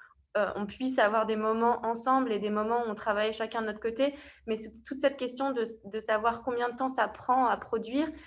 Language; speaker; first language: French; native; French